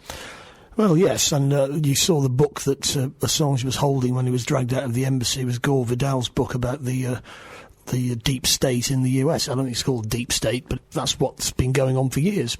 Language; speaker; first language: English; native; English